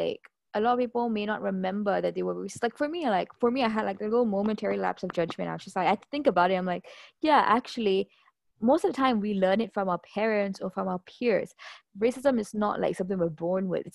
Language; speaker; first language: English; native; English